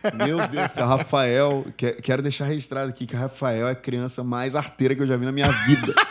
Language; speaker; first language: Portuguese; early bilingual, other home language; Spanish